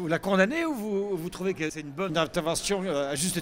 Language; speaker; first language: French; native; French